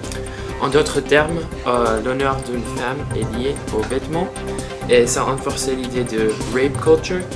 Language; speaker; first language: French; non-native, learner; English